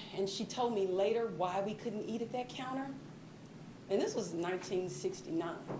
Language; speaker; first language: English; native; English